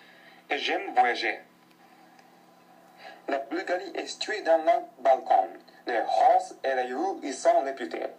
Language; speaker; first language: French; non-native, learner; Japanese